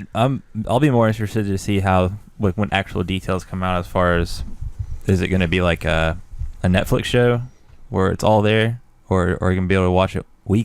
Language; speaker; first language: English; native; English